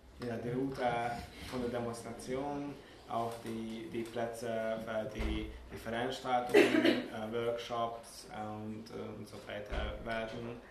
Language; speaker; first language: German; non-native, learner; Hungarian